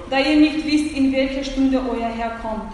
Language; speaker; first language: German; non-native, fluent; Russian